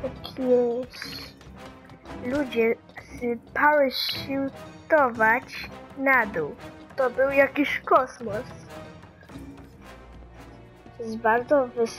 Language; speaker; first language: Polish; early bilingual, heritage; Polish